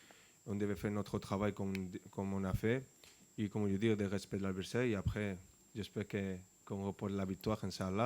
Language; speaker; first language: French; non-native, fluent; Spanish